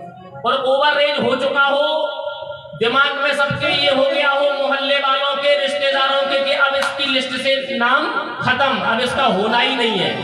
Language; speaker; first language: Hindi; native; Hindi